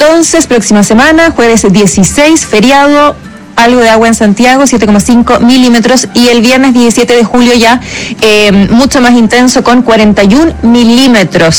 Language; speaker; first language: Spanish; native; Spanish